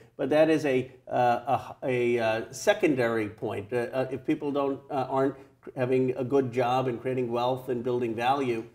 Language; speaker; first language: English; native; English